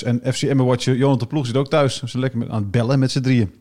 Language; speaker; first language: Dutch; native; Dutch